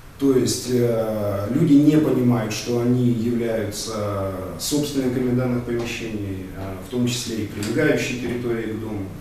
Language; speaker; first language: Russian; native; Russian